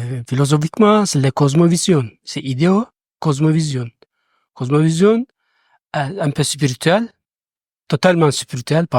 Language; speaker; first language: French; non-native, learner; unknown